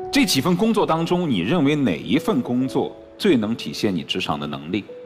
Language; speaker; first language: Chinese; native; Chinese